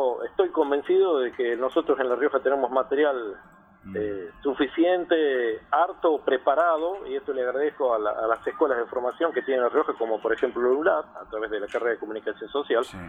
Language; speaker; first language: Spanish; native; Spanish